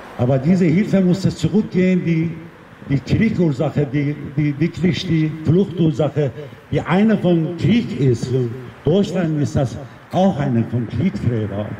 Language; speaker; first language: German; non-native, fluent; Persian